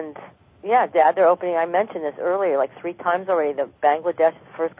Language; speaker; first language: English; native; English